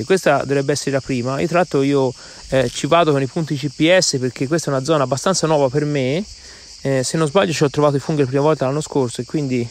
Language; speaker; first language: Italian; native; Italian